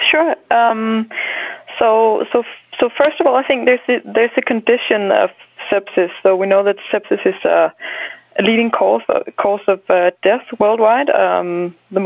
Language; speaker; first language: English; non-native, fluent; Danish